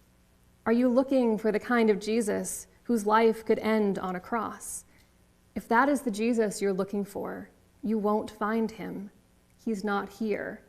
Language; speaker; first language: English; native; English